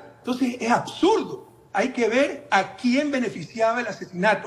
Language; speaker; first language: Spanish; native; Spanish